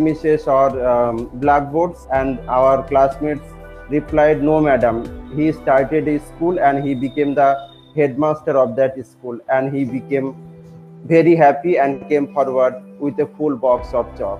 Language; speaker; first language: English; non-native, local second language; Bangla